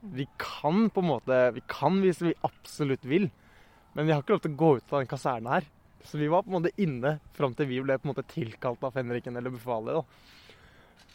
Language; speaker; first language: Norwegian; native; Norwegian